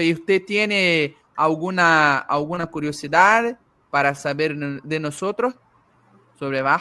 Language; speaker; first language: Spanish; non-native, learner; Portuguese